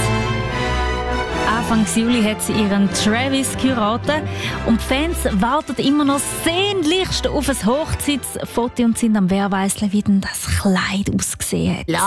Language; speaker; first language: German; native; German